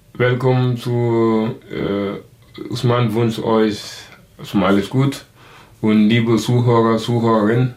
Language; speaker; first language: German; non-native, learner; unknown